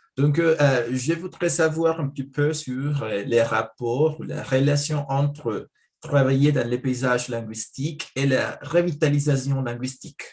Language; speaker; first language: French; non-native, fluent; Spanish